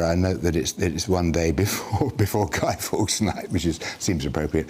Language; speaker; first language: English; native; English